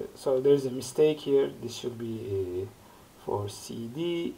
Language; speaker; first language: English; non-native, fluent; Turkish